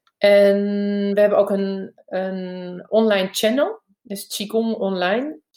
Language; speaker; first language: Dutch; non-native, fluent; German